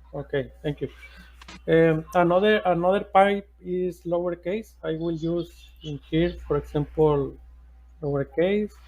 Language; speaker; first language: English; non-native, learner; Spanish